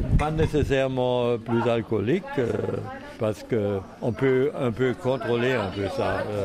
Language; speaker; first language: French; non-native, fluent; German